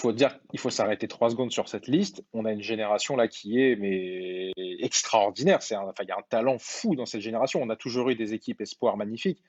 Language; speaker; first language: French; native; French